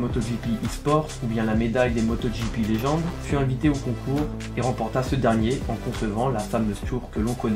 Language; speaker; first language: French; native; French